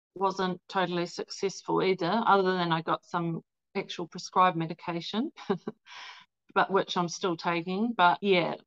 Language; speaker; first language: English; native; English